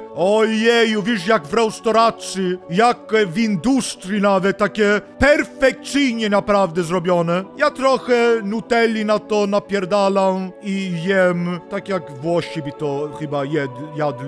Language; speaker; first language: Polish; non-native, learner; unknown